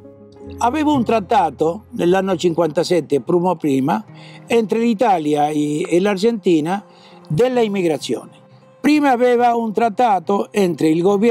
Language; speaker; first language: Italian; early bilingual, heritage; Italian